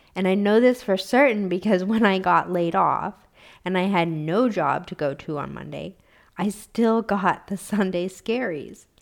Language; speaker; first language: English; native; English